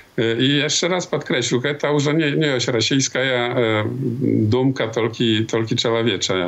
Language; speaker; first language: Polish; non-native, local second language; Belarusian